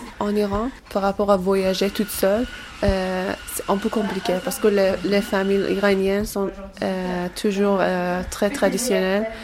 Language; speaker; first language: French; non-native, learner; Persian